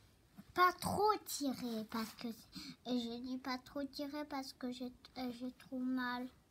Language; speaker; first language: French; early bilingual, other home language; Turkish